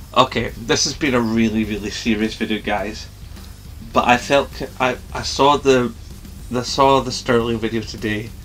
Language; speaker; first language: English; native; English